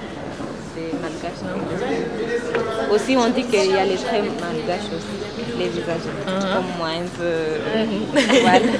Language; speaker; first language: French; non-native, local second language; Comorian